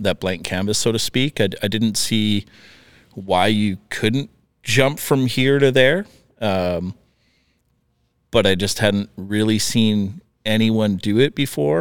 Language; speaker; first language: English; native; English